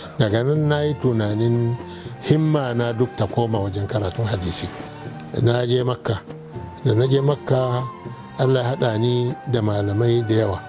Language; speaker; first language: Hausa; non-native, local second language; Arabic